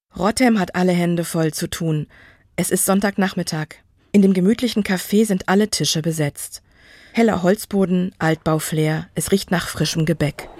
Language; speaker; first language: German; native; German